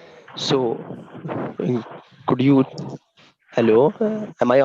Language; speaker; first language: English; non-native, learner; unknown